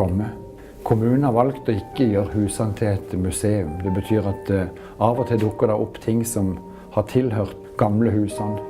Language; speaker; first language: Norwegian; native; Norwegian